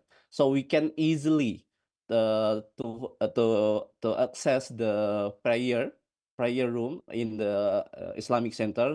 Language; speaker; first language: English; non-native, fluent; Indonesian